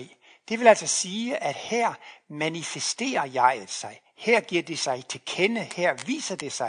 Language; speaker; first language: Danish; native; Danish